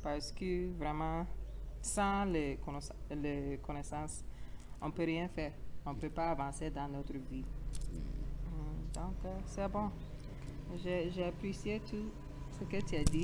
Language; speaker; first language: French; non-native, learner; English